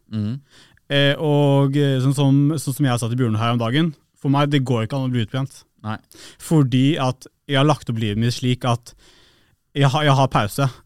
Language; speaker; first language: Norwegian; early bilingual, other home language; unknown